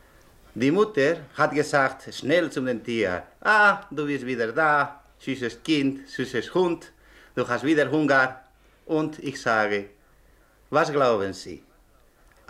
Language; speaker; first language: German; non-native, learner; Spanish